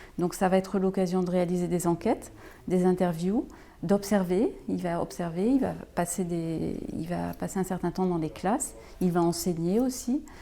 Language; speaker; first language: French; native; French